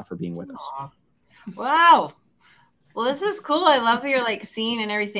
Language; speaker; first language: English; native; English